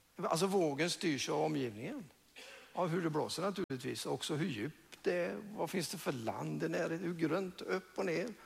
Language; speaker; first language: Swedish; non-native, fluent; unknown